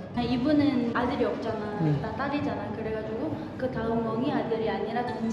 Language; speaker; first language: Korean; native; Korean